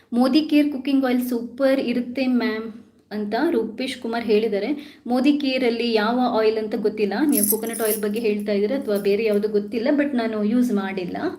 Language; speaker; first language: Kannada; native; Kannada